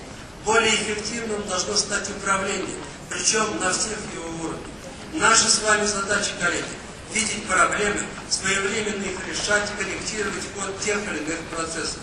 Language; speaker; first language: Russian; native; Russian